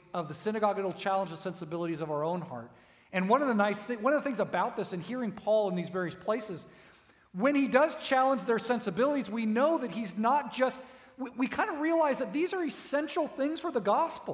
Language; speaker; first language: English; native; English